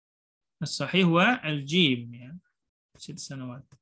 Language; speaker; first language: Arabic; non-native, fluent; Indonesian